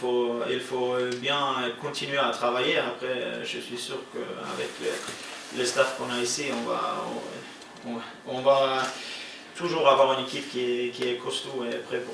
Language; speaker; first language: French; non-native, fluent; Norwegian